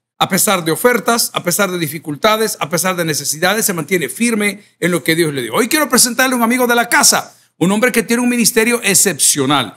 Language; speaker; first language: Spanish; native; Spanish